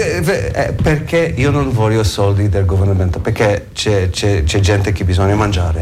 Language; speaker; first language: Italian; non-native, learner; English